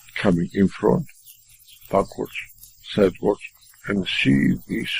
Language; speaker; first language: English; non-native, fluent; Greek